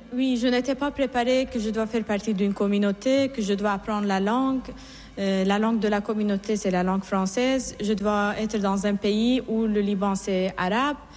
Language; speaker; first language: French; non-native, fluent; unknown